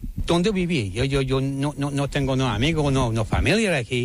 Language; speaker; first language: Spanish; non-native, learner; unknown